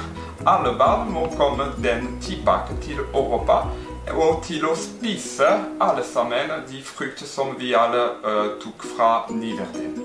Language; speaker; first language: Norwegian; non-native, learner; French